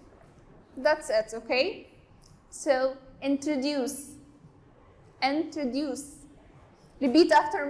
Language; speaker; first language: English; non-native, learner; Arabic